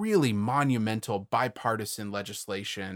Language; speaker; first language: English; native; English